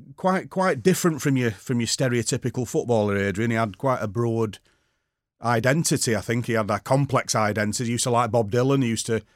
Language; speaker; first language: English; native; English